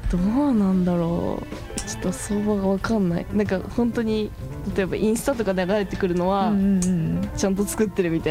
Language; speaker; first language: Japanese; native; Japanese